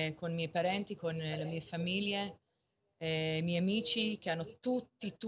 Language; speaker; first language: Italian; non-native, fluent; Hebrew